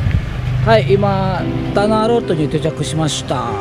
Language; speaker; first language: Japanese; non-native, fluent; Balinese